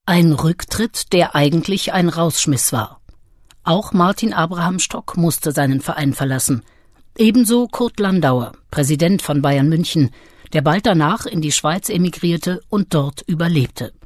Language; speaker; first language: German; native; German